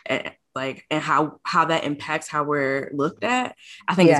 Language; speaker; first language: English; native; English